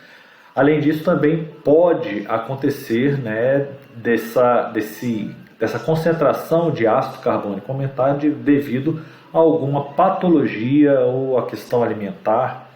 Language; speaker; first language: Portuguese; native; Portuguese